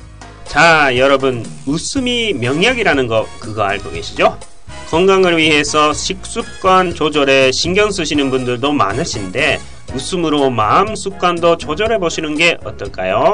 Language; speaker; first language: Korean; non-native, fluent; Japanese